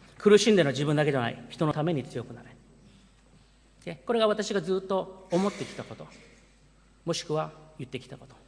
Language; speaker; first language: Japanese; early bilingual, heritage; Japanese